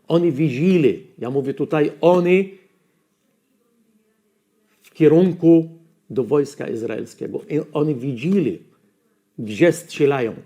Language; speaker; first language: Polish; non-native, learner; Arabic